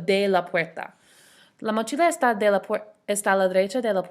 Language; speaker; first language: Spanish; non-native, fluent; English